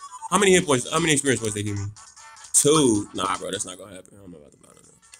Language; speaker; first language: English; native; English